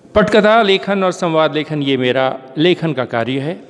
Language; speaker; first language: Hindi; native; Hindi